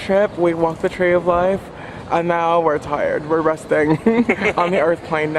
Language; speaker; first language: English; native; English